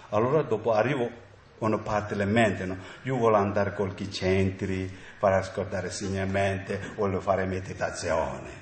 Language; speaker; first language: Italian; non-native, learner; Tibetan